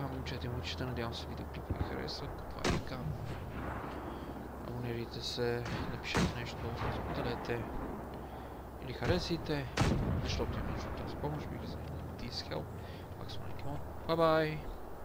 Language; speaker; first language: Bulgarian; native; Bulgarian